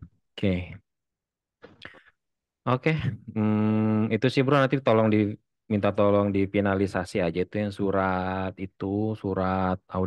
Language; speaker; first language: Indonesian; native; Indonesian